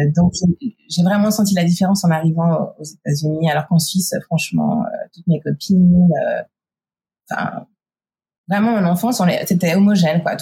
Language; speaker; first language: French; native; French